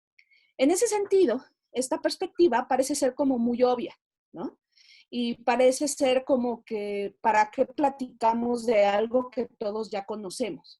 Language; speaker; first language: Spanish; native; Spanish